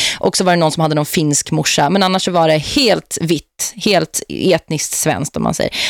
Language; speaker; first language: Swedish; native; Swedish